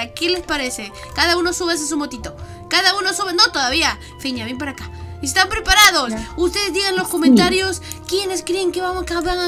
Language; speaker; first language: Spanish; native; Spanish